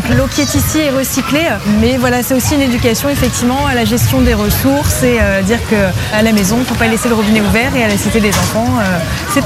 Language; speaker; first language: French; native; French